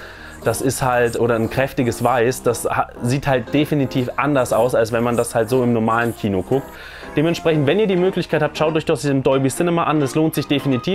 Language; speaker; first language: German; native; German